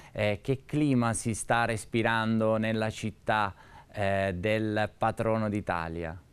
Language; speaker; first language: Italian; native; Italian